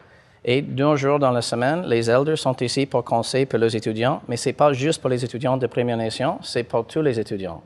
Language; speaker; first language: French; non-native, fluent; English